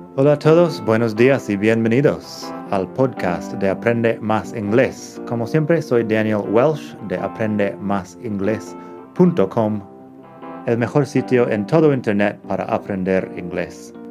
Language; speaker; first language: Spanish; non-native, fluent; English